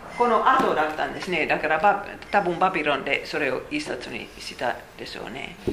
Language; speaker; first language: Japanese; non-native, fluent; Finnish